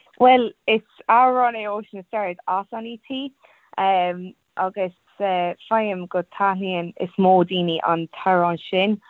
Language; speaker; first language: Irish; non-native, local second language; English